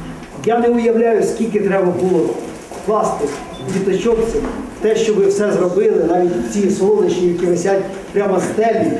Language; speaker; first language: Ukrainian; native; Ukrainian